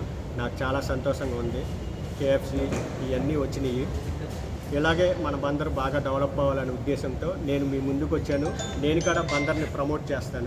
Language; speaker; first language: Telugu; native; Telugu